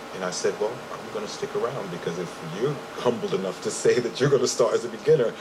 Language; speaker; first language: English; native; English